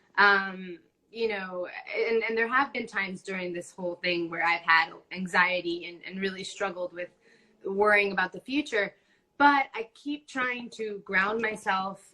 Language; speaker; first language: English; non-native, fluent; Spanish